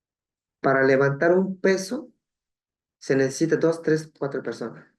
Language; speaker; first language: Spanish; non-native, local second language; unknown